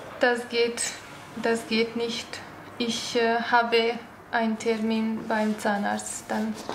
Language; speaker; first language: German; non-native, learner; Hungarian